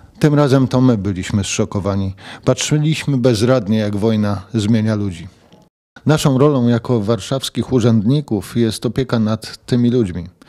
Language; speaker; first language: Polish; native; Polish